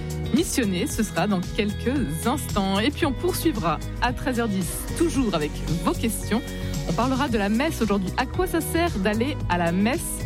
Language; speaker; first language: French; native; French